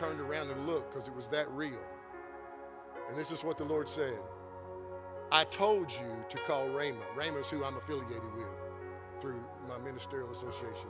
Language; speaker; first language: English; native; English